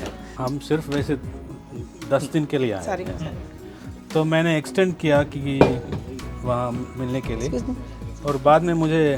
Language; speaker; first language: Hindi; non-native, local second language; Kannada